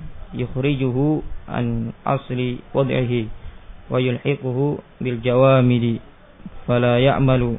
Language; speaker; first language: Arabic; non-native, fluent; Indonesian